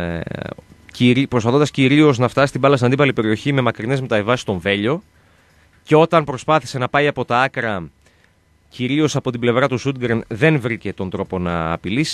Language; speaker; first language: Greek; native; Greek